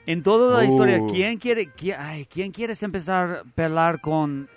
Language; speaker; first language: Spanish; non-native, learner; English